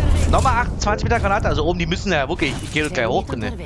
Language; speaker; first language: German; native; German